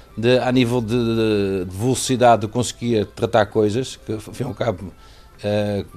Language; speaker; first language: Portuguese; non-native, fluent; Dutch